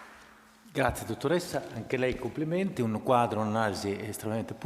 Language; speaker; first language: Italian; native; Italian